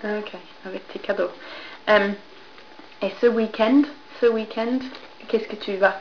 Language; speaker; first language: French; non-native, fluent; English